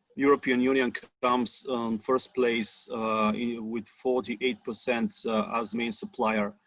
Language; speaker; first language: English; non-native, fluent; Bulgarian